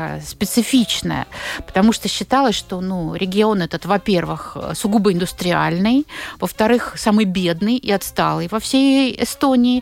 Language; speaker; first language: Russian; native; Russian